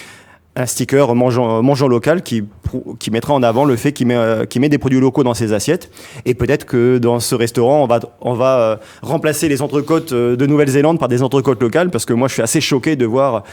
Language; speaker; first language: French; native; French